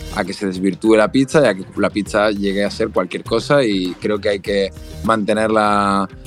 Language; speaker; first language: Spanish; native; Spanish